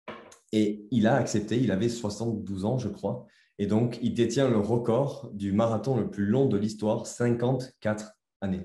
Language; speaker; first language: French; native; French